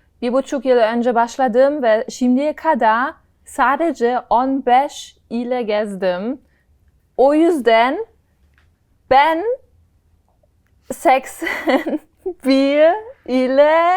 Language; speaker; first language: Turkish; non-native, learner; German